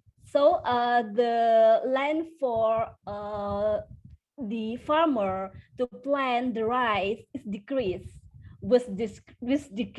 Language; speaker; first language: English; non-native, fluent; Indonesian